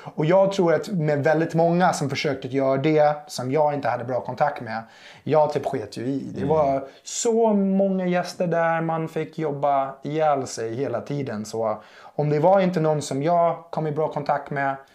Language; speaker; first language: Swedish; non-native, fluent; English